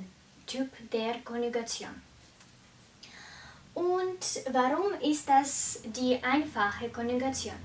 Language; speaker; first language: German; non-native, fluent; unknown